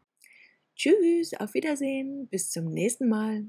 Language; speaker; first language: German; non-native, fluent; English